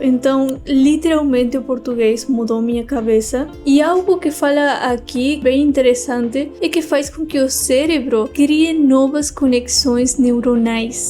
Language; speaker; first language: Portuguese; non-native, fluent; Spanish